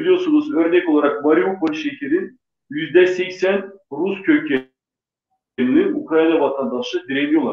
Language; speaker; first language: Turkish; non-native, local second language; Gagauz